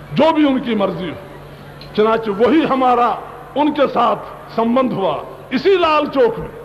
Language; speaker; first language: Urdu; non-native, local second language; Kashmiri